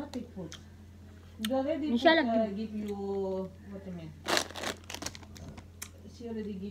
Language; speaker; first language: English; non-native, learner; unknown